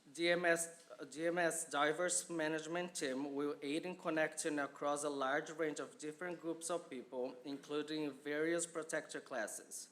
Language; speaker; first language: English; non-native, fluent; Portuguese